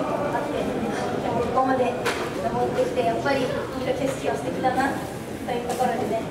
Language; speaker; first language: Japanese; native; Japanese